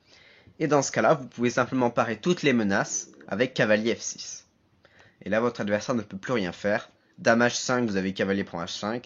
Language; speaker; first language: French; native; French